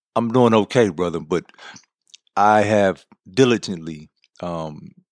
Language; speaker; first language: English; native; English